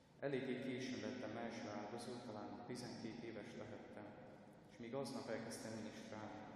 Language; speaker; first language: Hungarian; non-native, fluent; Ukrainian